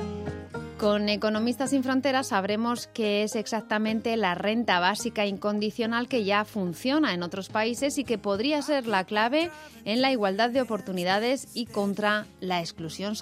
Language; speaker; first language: Spanish; native; Spanish